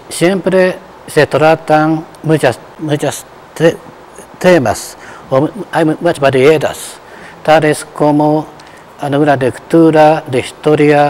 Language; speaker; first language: Spanish; non-native, fluent; Japanese